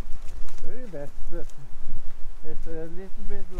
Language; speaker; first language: English; non-native, learner; Norwegian